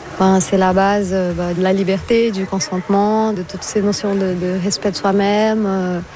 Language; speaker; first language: French; non-native, fluent; Portuguese